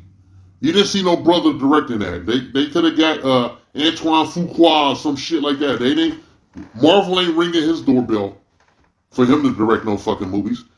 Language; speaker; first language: English; native; English